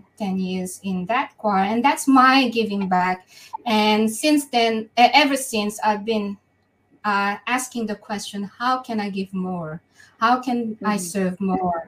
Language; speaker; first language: English; non-native, local second language; Filipino